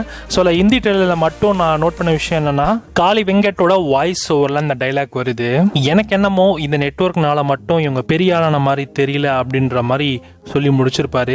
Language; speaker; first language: Tamil; native; Tamil